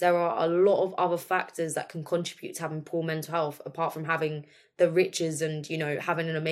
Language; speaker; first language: English; native; English